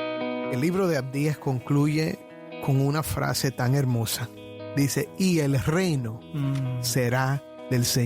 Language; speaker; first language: Spanish; native; Spanish